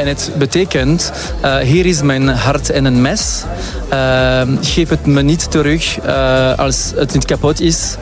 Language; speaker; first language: Dutch; non-native, local second language; French